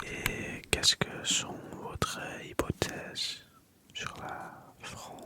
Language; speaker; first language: French; early bilingual, other home language; Dutch